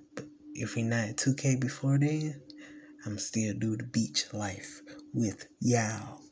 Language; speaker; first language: English; native; English